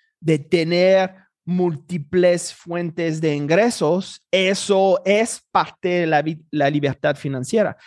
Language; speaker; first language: Spanish; non-native, fluent; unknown